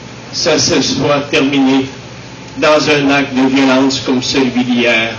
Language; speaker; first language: French; native; French